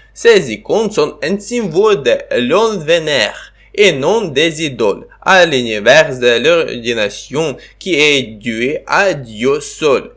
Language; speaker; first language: French; non-native, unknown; Ukrainian